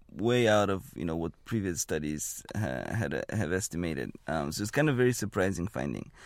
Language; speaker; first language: English; non-native, fluent; Bulgarian